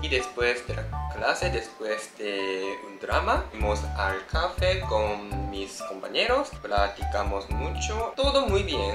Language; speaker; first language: Spanish; non-native, learner; Japanese